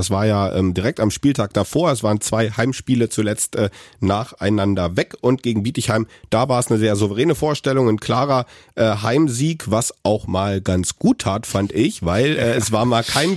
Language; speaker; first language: German; native; German